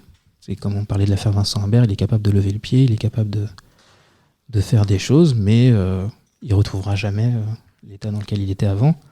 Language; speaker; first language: French; native; French